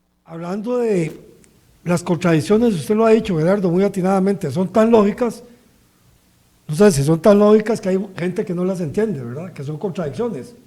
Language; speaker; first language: Spanish; native; Spanish